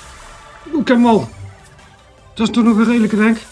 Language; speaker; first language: Dutch; native; Dutch